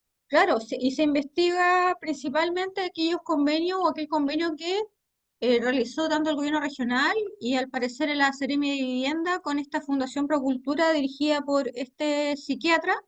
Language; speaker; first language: Spanish; native; Spanish